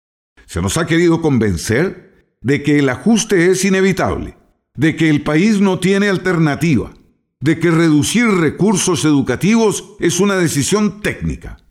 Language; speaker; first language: Spanish; native; Spanish